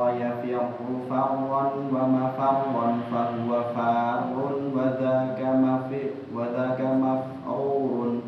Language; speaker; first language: Arabic; non-native, learner; Indonesian